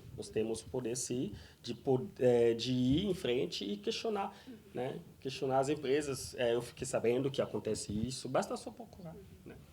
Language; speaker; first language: Portuguese; non-native, fluent; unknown